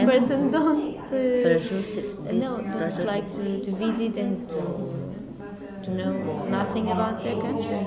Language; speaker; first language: English; non-native, learner; Portuguese